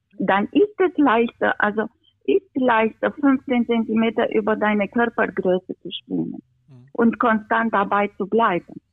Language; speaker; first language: German; non-native, fluent; Romanian